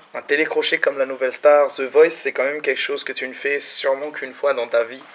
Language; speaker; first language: French; early bilingual, other home language; Malagasy